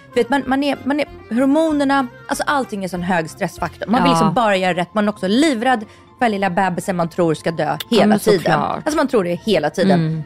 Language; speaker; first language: Swedish; non-native, fluent; Russian